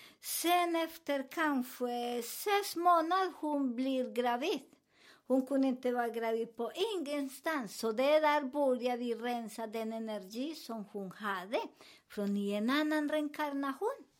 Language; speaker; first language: Swedish; non-native, learner; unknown